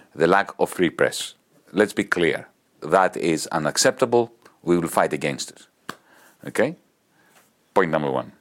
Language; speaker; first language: English; non-native, fluent; Greek